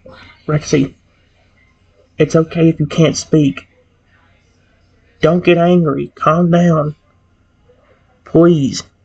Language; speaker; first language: English; native; English